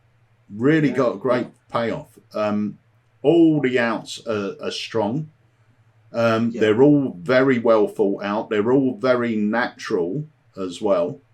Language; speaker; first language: English; native; English